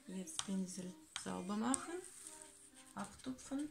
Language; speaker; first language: German; non-native, learner; Russian